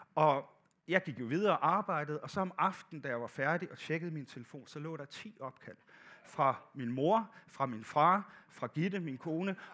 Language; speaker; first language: Danish; native; Danish